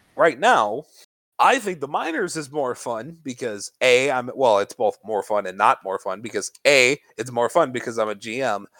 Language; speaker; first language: English; native; English